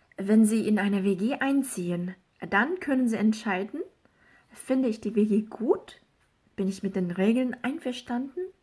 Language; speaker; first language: German; non-native, fluent; Korean